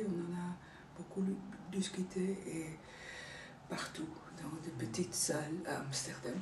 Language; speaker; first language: French; non-native, fluent; Dutch